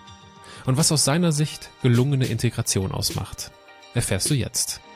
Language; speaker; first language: German; native; German